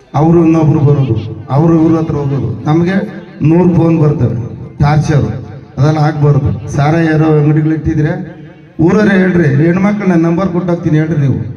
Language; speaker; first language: Kannada; non-native, local second language; Telugu